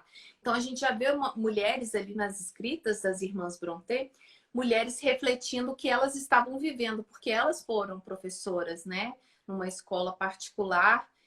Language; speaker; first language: Portuguese; native; Portuguese